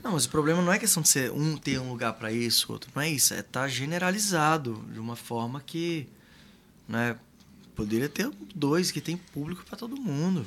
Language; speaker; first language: Portuguese; native; Portuguese